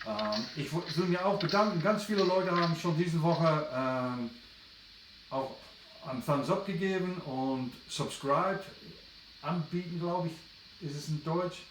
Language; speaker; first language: German; non-native, fluent; English